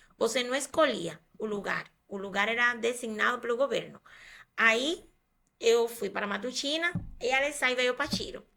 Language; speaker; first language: Portuguese; non-native, fluent; Spanish